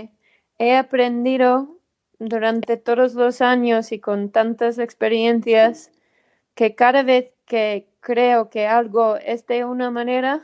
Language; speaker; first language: Spanish; non-native, fluent; English